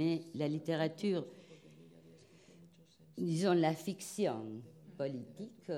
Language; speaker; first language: French; non-native, fluent; Spanish